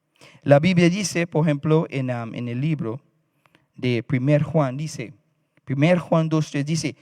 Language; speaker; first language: Spanish; non-native, fluent; English